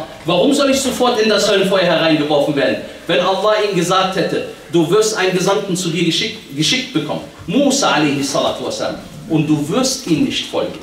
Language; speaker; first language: German; early bilingual, other home language; Arabic